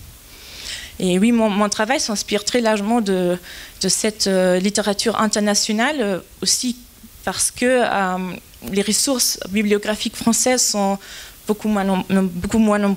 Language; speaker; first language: French; non-native, fluent; German